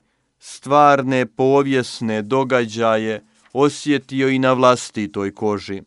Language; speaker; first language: Croatian; native; Croatian